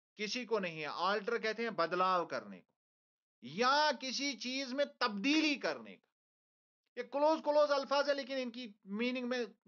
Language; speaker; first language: Hindi; non-native, local second language; Kashmiri